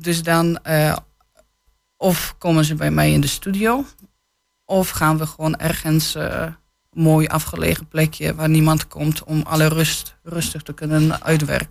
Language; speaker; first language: Dutch; non-native, fluent; Polish